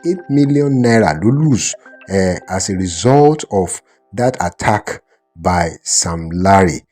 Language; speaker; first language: English; non-native, local second language; Yoruba